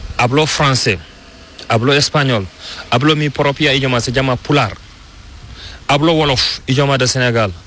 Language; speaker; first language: Spanish; non-native, learner; Fula